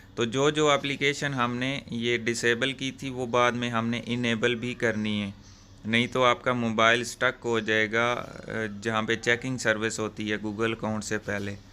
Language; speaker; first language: Urdu; non-native, local second language; Punjabi